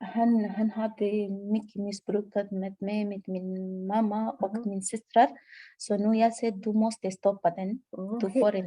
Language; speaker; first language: Swedish; non-native, learner; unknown